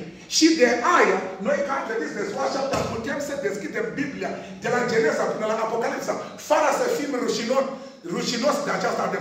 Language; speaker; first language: Romanian; non-native, fluent; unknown